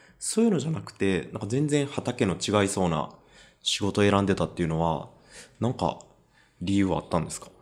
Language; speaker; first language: Japanese; native; Japanese